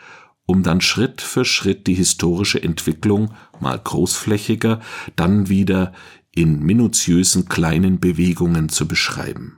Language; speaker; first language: German; native; German